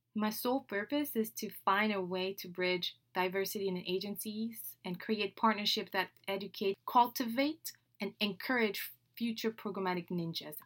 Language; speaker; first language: English; non-native, fluent; French